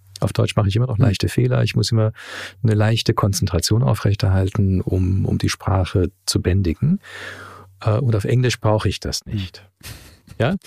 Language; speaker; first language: German; early bilingual, heritage; German